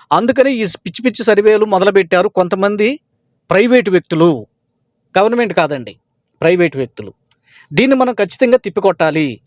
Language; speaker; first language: Telugu; native; Telugu